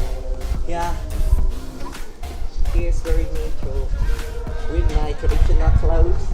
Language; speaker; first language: English; non-native, learner; Chinese